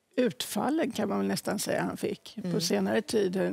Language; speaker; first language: Swedish; native; Swedish